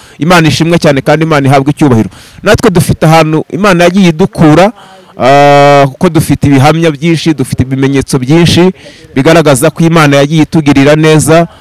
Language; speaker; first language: Kinyarwanda; native; Kinyarwanda